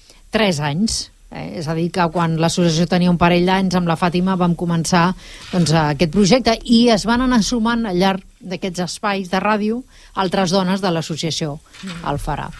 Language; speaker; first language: Catalan; native; Catalan